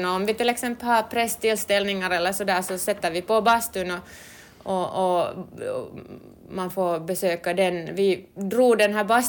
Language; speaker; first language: Swedish; native; Swedish